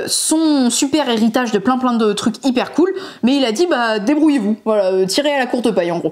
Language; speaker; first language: French; native; French